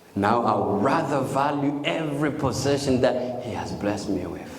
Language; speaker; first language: English; non-native, local second language; Swahili